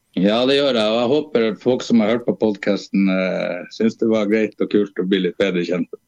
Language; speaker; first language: Norwegian; native; Norwegian